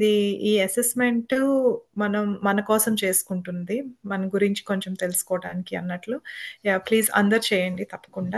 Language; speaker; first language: Telugu; native; Telugu